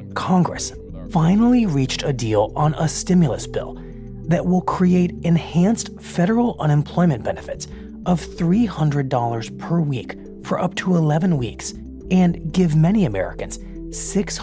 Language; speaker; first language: English; native; English